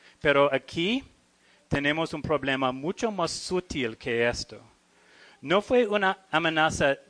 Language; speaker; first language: Spanish; non-native, learner; English